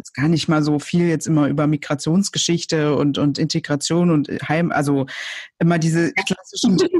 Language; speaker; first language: German; native; German